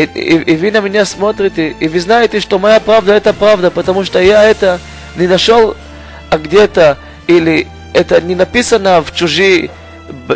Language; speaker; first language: Russian; non-native, learner; Hebrew